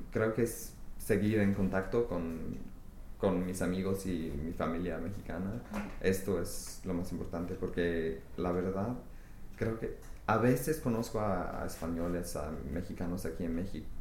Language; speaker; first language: Spanish; non-native, fluent; English